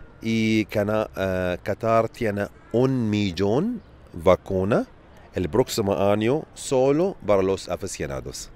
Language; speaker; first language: Spanish; non-native, learner; Arabic